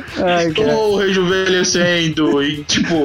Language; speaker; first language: Portuguese; native; Portuguese